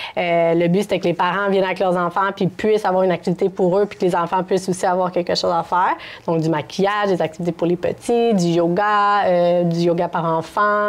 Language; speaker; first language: French; native; French